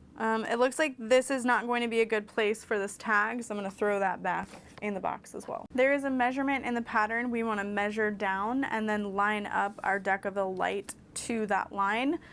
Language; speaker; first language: English; native; English